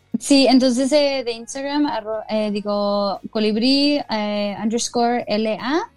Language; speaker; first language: Spanish; early bilingual, heritage; Spanish